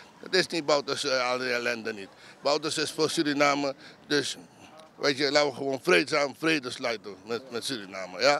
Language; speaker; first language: Dutch; non-native, local second language; Papiamento